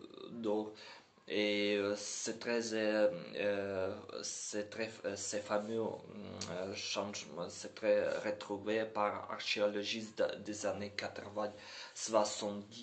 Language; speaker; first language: French; non-native, learner; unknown